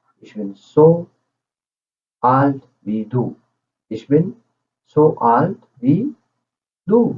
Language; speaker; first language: German; non-native, fluent; Urdu